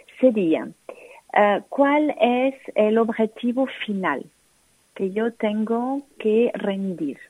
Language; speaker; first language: Spanish; non-native, fluent; French